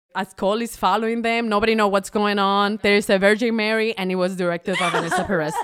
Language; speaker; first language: English; non-native, fluent; Spanish